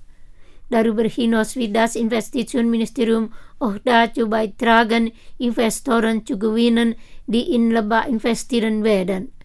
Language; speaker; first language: German; non-native, fluent; Indonesian